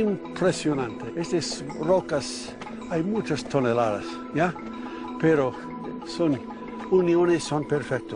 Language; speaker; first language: Spanish; non-native, learner; English